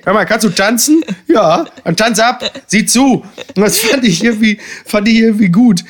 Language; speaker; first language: German; native; German